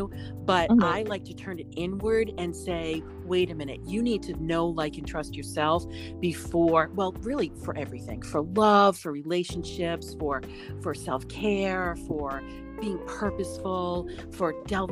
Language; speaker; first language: English; native; English